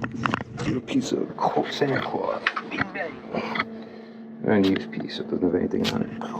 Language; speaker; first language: English; native; English